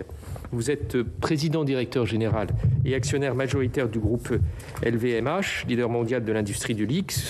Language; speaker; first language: French; native; French